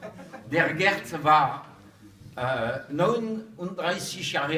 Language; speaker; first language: German; non-native, learner; French